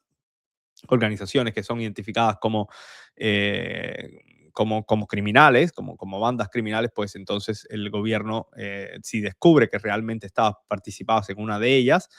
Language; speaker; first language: Spanish; native; Spanish